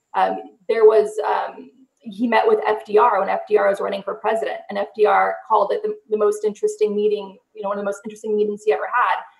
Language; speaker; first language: English; native; English